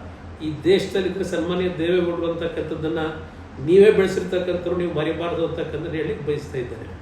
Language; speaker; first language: Kannada; native; Kannada